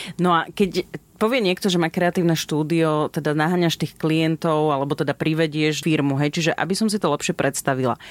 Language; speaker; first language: Slovak; native; Slovak